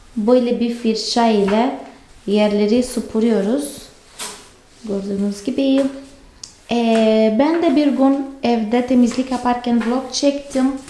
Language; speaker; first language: Turkish; non-native, fluent; Portuguese